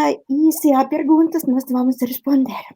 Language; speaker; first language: Portuguese; non-native, fluent; Russian